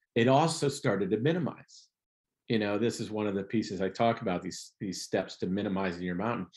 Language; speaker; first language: English; native; English